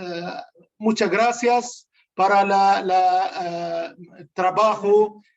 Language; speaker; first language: Spanish; non-native, learner; Arabic